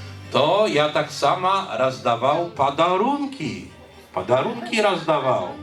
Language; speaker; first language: Polish; non-native, learner; Belarusian